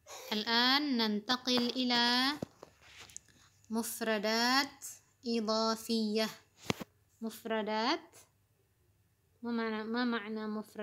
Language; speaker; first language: Arabic; non-native, fluent; Indonesian